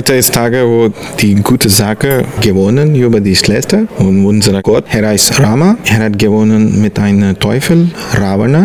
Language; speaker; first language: German; non-native, learner; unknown